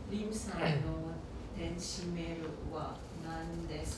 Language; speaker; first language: Japanese; non-native, learner; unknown